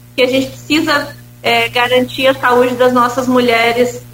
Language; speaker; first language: Portuguese; native; Portuguese